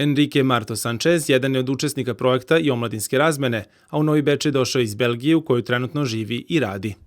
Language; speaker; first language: Serbian; native; Serbian